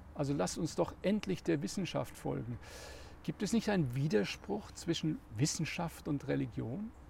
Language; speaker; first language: German; native; German